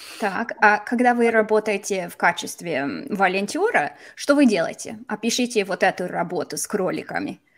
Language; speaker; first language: Russian; non-native, fluent; English